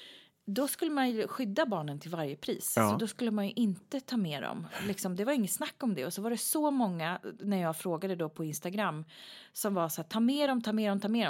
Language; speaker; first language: Swedish; native; Swedish